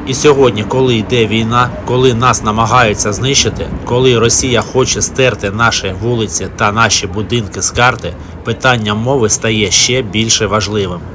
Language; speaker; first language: Ukrainian; non-native, local second language; Russian